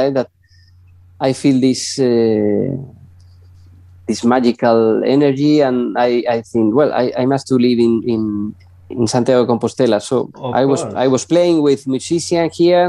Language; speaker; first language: English; non-native, learner; Spanish